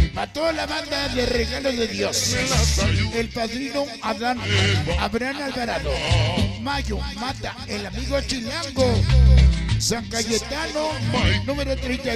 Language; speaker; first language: Spanish; native; Spanish